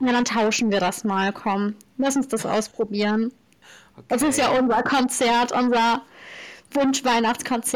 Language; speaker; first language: German; native; German